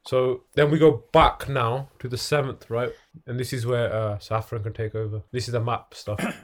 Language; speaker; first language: Punjabi; early bilingual, other home language; English